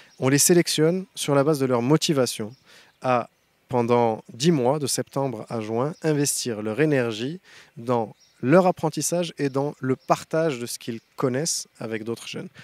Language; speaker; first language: French; non-native, local second language; Arabic